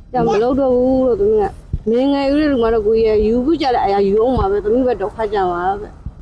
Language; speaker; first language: Burmese; native; Burmese